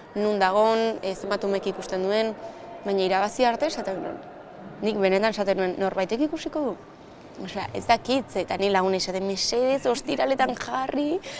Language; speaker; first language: Basque; native; Basque